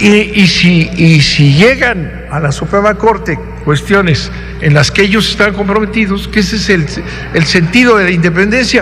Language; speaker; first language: Spanish; native; Spanish